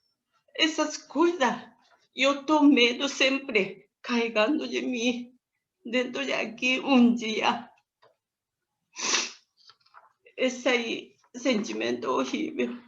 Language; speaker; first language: Portuguese; non-native, learner; Japanese